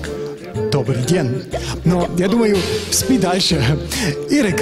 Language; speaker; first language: Russian; non-native, fluent; German